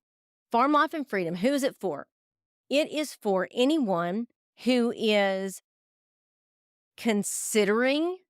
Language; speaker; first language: English; native; English